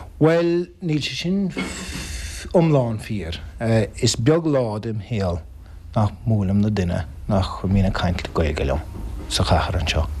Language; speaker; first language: Irish; non-native, local second language; English